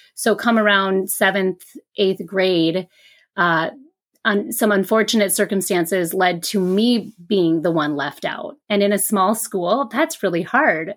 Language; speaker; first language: English; native; English